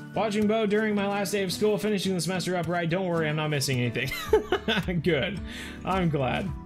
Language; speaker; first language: English; native; English